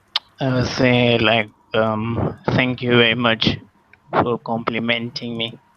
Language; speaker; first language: English; non-native, learner; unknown